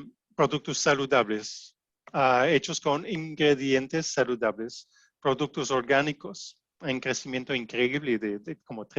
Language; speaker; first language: Spanish; non-native, fluent; French